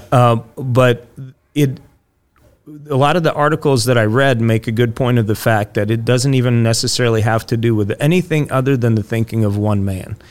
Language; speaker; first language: English; early bilingual, other home language; Russian